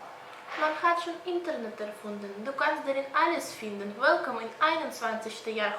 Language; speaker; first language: German; non-native, fluent; Russian